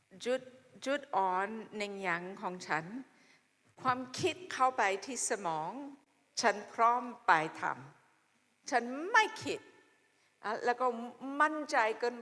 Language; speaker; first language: Thai; non-native, fluent; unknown